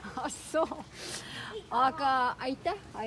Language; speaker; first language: Estonian; non-native, local second language; Russian